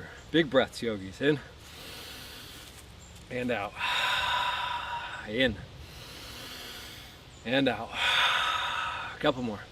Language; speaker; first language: English; native; English